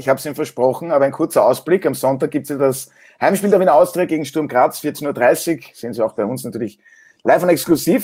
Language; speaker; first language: German; native; German